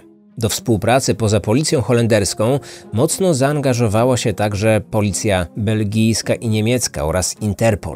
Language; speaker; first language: Polish; native; Polish